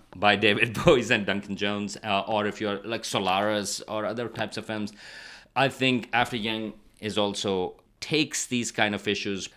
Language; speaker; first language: English; non-native, local second language; Urdu